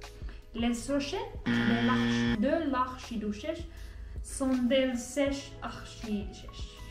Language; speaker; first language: French; non-native, learner; Finnish